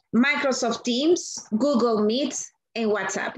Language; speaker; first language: English; non-native, fluent; Spanish